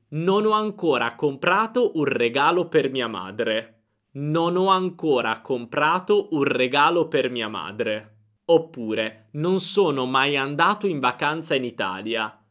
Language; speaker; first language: Italian; native; Italian